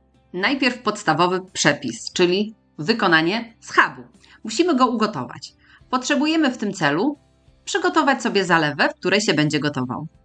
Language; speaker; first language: Polish; native; Polish